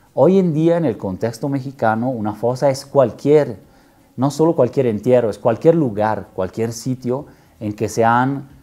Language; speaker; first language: Spanish; non-native, fluent; Italian